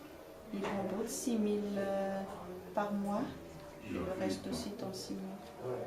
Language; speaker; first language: French; non-native, local second language; Malagasy